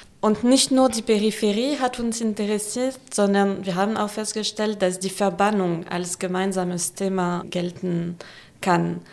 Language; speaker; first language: German; non-native, fluent; French